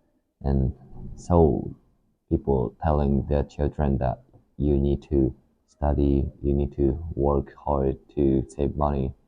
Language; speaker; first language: English; non-native, learner; Japanese